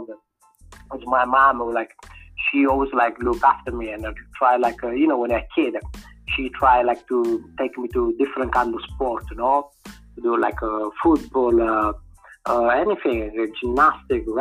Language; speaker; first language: English; non-native, fluent; Italian